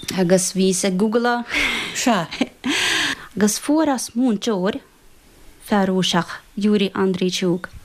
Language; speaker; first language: Irish; non-native, fluent; Russian